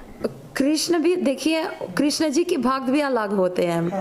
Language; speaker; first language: Hindi; non-native, fluent; Ukrainian